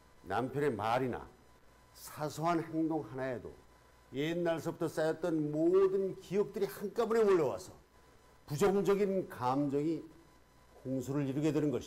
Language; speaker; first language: Korean; native; Korean